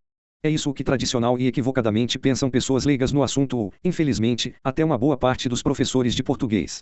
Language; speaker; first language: Portuguese; native; Portuguese